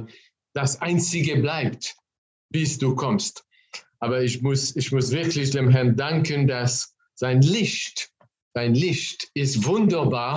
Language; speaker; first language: German; non-native, fluent; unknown